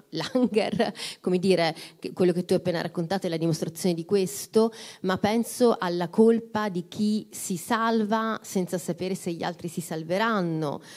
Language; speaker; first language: Italian; native; Italian